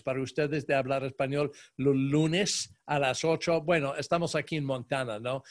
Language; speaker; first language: Spanish; non-native, fluent; English